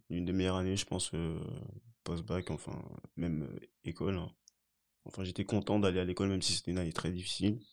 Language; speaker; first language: French; early bilingual, other home language; Haitian Creole